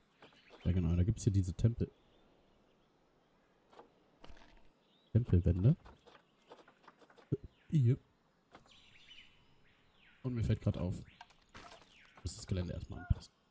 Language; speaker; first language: German; native; German